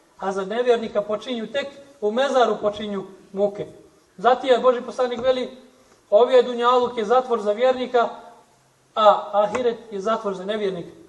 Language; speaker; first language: Bosnian; native; Bosnian